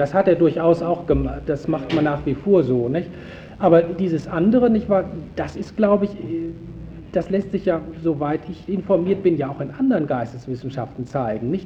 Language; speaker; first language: German; native; German